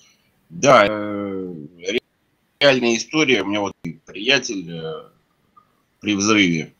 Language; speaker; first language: Russian; native; Russian